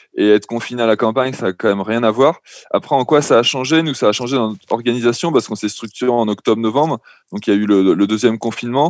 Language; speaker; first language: French; native; French